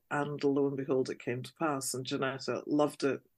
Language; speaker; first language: English; native; English